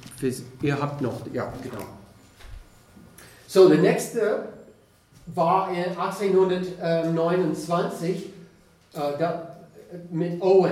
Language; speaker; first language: German; non-native, fluent; English